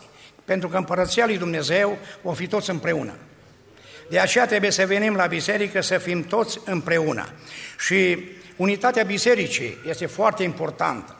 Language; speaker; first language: Romanian; native; Romanian